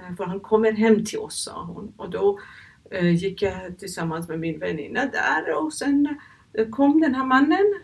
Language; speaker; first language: Swedish; non-native, fluent; Persian